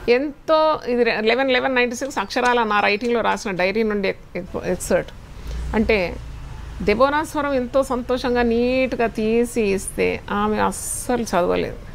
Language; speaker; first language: Telugu; non-native, fluent; Malayalam